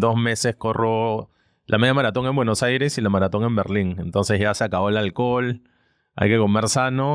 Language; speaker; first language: Spanish; native; Spanish